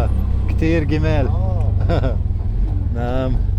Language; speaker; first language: Arabic; non-native, learner; Latvian